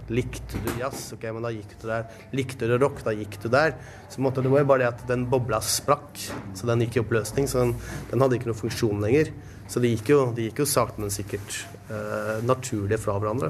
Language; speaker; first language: Norwegian; native; Norwegian